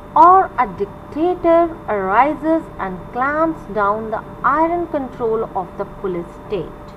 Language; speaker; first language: English; non-native, local second language; Punjabi